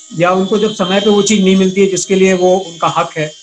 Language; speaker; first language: Hindi; native; Hindi